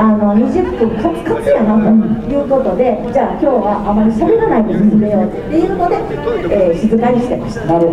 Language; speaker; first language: Japanese; native; Japanese